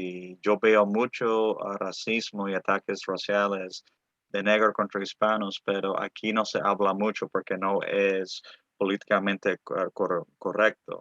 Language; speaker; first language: Spanish; early bilingual, other home language; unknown